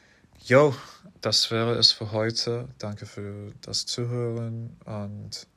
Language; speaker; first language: German; non-native, fluent; English